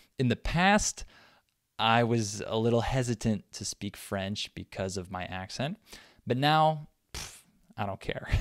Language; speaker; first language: English; native; English